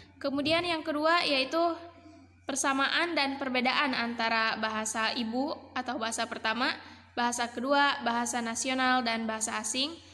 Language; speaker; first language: Indonesian; non-native, local second language; Sundanese